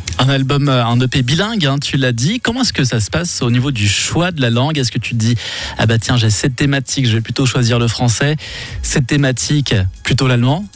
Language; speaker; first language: French; native; French